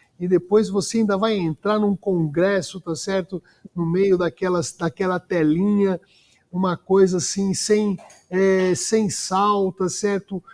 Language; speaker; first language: Portuguese; native; Portuguese